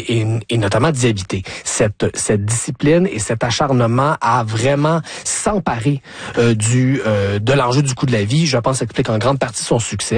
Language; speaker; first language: French; native; French